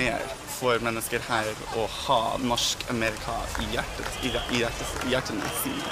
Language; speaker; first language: Norwegian; non-native, learner; English